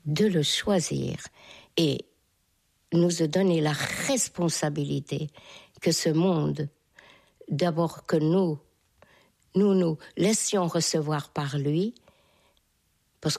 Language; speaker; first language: French; non-native, fluent; Hungarian